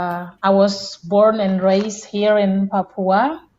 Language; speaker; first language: English; non-native, fluent; Indonesian